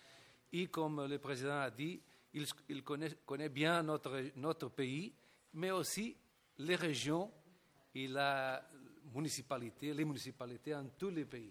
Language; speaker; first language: French; non-native, fluent; Portuguese